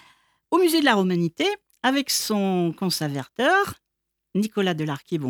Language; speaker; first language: French; native; French